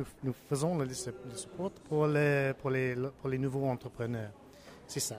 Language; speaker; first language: French; non-native, learner; English